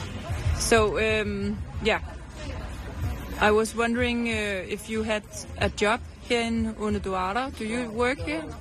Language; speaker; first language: English; non-native, fluent; Danish